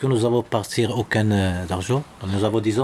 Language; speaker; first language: French; non-native, local second language; Arabic